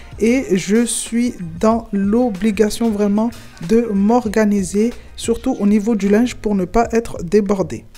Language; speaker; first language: French; non-native, local second language; Comorian